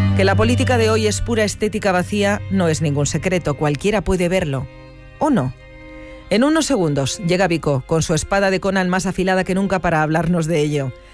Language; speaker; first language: Spanish; native; Spanish